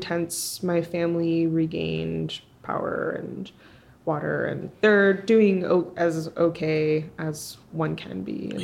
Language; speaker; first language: English; early bilingual, other home language; Spanish